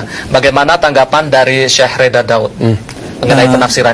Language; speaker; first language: Indonesian; native; Indonesian